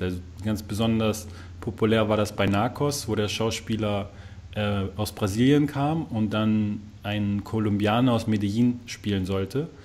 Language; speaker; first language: German; native; German